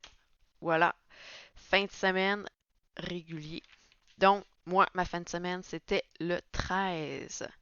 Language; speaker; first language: French; native; French